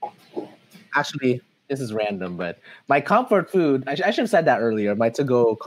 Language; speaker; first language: English; early bilingual, other home language; Filipino